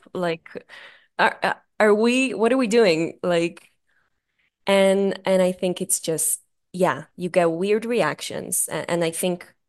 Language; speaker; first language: English; non-native, fluent; Hebrew